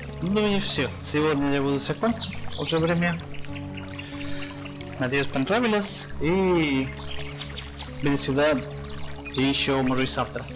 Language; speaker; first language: Russian; non-native, learner; Spanish